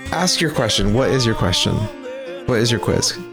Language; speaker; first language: English; native; English